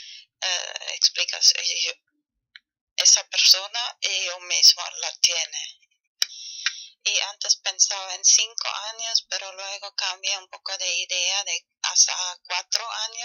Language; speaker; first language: Spanish; non-native, fluent; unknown